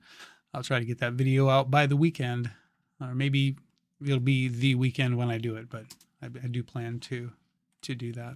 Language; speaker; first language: English; native; English